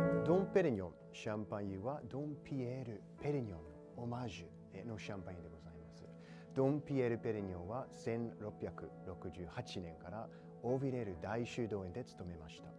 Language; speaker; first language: Japanese; non-native, fluent; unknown